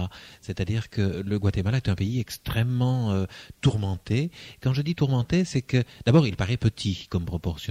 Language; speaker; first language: French; native; French